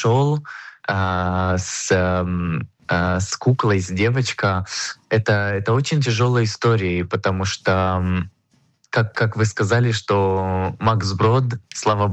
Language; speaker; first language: Russian; non-native, fluent; Hebrew